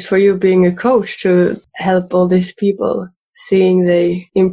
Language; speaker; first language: English; non-native, fluent; Swedish